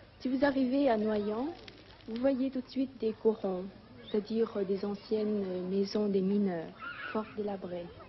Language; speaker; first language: French; early bilingual, other home language; Vietnamese